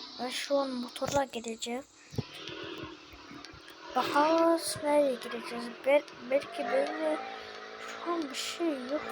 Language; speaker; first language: Turkish; early bilingual, heritage; Turkish